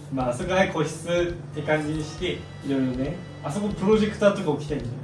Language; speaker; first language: Japanese; native; Japanese